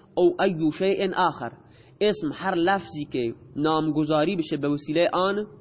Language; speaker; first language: Persian; non-native, local second language; Baluchi